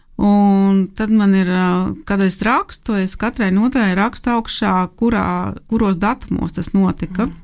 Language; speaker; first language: Latvian; native; Latvian